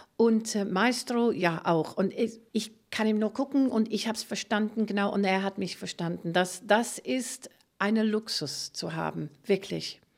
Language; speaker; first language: German; non-native, fluent; English